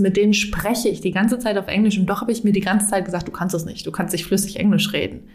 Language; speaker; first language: German; native; German